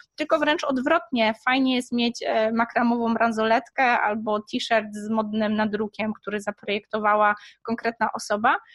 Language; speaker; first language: Polish; native; Polish